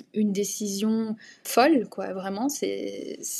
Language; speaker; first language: French; native; French